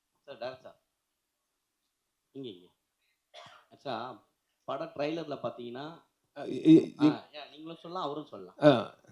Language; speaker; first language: Tamil; native; Tamil